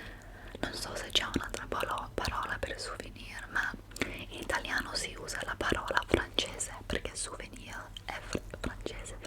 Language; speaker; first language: Italian; early bilingual, heritage; English